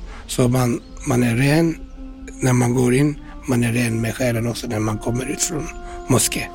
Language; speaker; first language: Swedish; non-native, fluent; Turkish